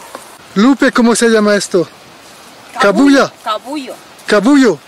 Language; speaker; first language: Spanish; non-native, learner; French